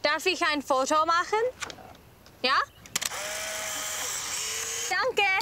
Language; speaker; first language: German; non-native, learner; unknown